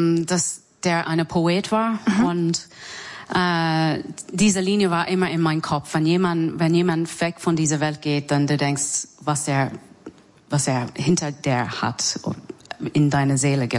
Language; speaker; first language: German; non-native, learner; English